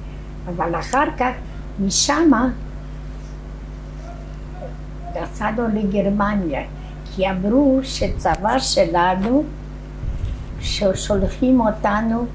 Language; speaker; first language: Hebrew; non-native, fluent; Polish